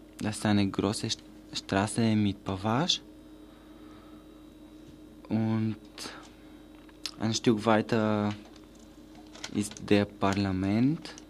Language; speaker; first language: German; non-native, learner; Bulgarian